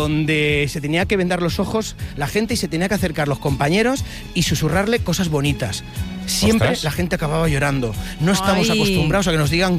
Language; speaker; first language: Spanish; native; Spanish